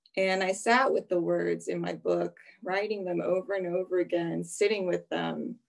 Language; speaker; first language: English; native; English